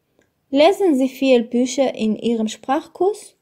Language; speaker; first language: German; non-native, fluent; Armenian